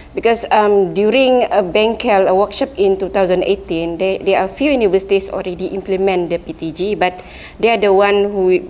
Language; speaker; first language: English; non-native, local second language; Malay